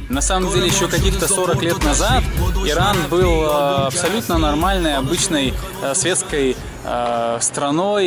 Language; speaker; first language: Russian; native; Russian